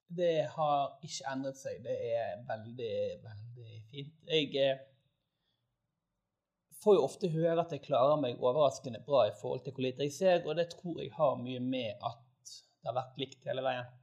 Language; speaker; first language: Norwegian; native; Norwegian